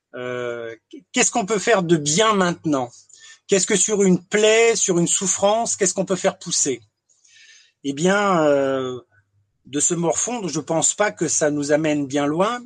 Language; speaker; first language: French; native; French